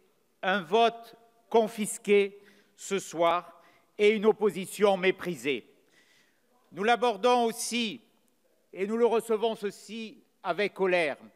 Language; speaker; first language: French; native; French